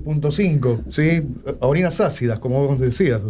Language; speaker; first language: Spanish; native; Spanish